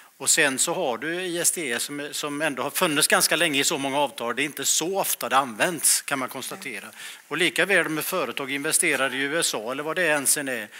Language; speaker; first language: Swedish; native; Swedish